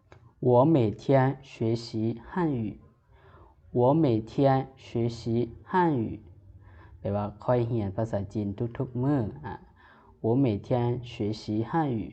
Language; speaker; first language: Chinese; non-native, fluent; Lao